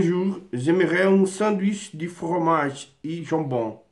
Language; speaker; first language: French; non-native, learner; Portuguese